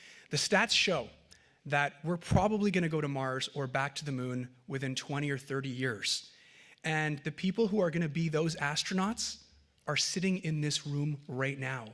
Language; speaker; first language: English; early bilingual, other home language; French